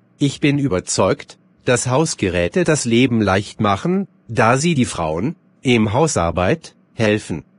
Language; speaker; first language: German; non-native, fluent; Arabic